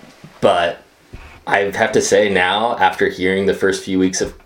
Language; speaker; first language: English; native; English